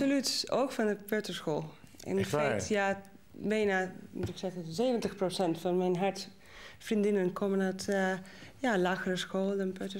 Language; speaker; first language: Dutch; non-native, learner; Spanish